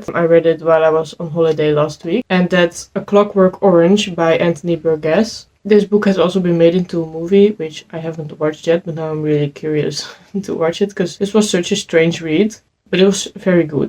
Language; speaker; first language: English; non-native, fluent; Dutch